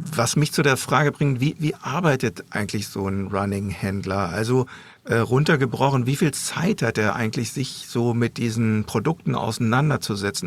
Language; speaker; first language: German; native; German